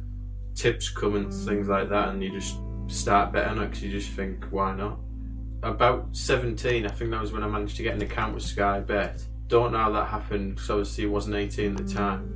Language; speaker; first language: English; native; English